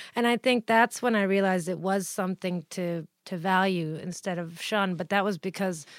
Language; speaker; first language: English; early bilingual, other home language; Italian